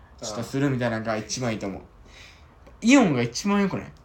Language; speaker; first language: Japanese; native; Japanese